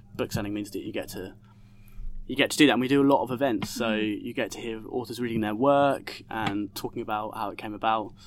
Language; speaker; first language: English; native; English